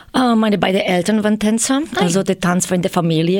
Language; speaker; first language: German; non-native, fluent; Croatian